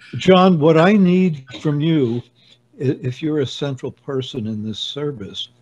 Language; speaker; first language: English; native; English